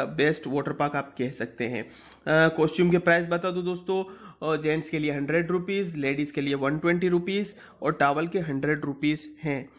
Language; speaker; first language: Hindi; non-native, local second language; Gujarati